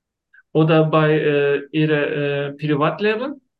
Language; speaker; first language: German; non-native, learner; Turkish